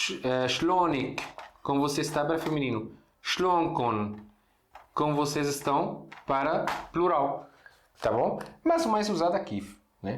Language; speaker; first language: Portuguese; non-native, fluent; Arabic